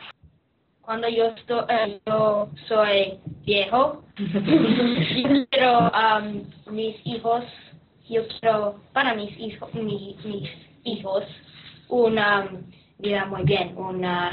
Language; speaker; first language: Spanish; non-native, learner; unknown